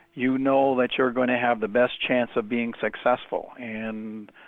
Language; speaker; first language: English; native; English